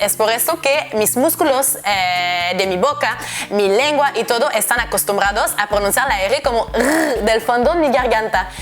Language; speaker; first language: Spanish; non-native, fluent; French